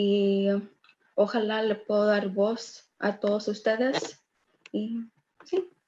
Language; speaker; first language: Spanish; early bilingual, heritage; Spanish